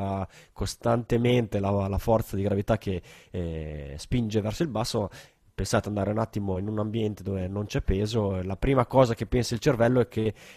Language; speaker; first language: Italian; native; Italian